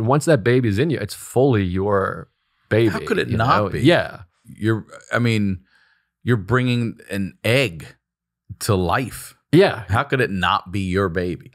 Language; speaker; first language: English; native; English